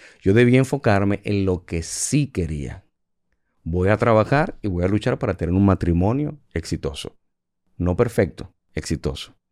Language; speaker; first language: Spanish; native; Spanish